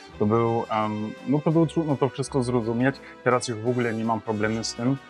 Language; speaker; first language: Polish; non-native, learner; German